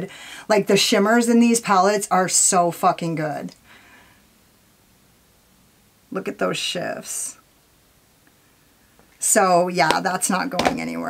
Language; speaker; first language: English; native; English